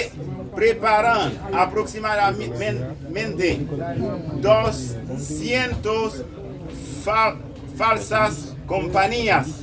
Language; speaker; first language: Spanish; non-native, learner; Haitian Creole